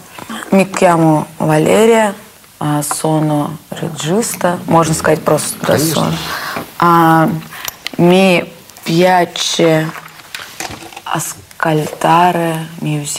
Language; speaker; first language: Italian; non-native, learner; Russian